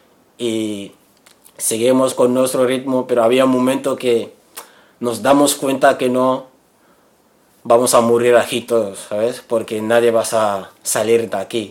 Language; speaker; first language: Spanish; non-native, learner; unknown